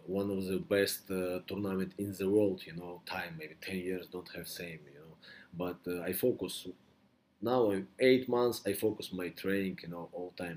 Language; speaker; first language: English; non-native, learner; Russian